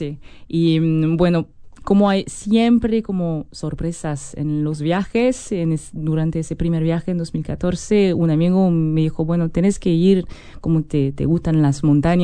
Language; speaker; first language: Spanish; non-native, fluent; French